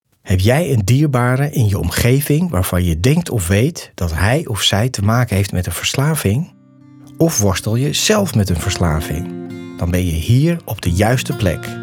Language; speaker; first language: Dutch; native; Dutch